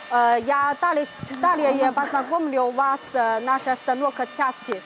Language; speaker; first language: Russian; non-native, learner; Chinese